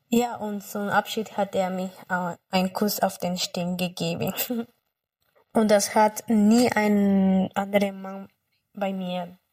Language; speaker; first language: German; non-native, fluent; Spanish